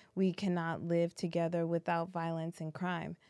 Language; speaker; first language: English; early bilingual, other home language; French